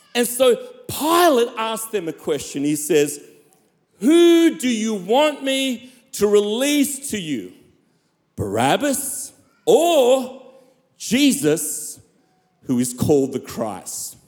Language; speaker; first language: English; native; English